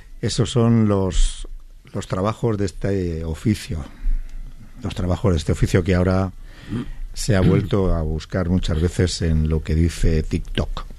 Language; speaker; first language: Spanish; native; Spanish